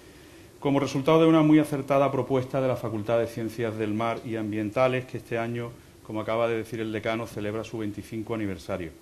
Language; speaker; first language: Spanish; native; Spanish